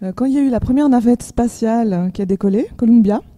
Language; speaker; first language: French; native; French